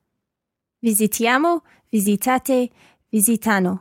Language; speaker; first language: Italian; non-native, learner; English